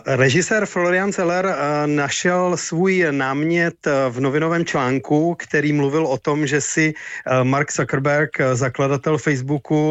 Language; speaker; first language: Czech; native; Czech